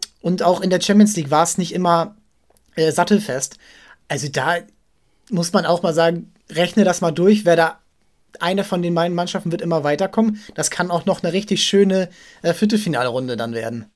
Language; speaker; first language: German; native; German